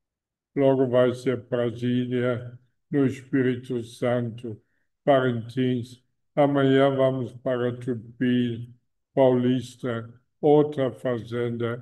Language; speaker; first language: Portuguese; non-native, fluent; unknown